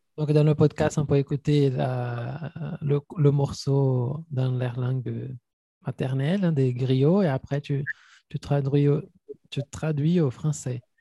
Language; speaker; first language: French; non-native, fluent; Portuguese